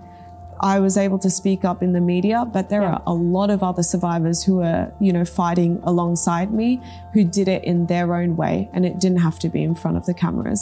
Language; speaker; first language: English; early bilingual, other home language; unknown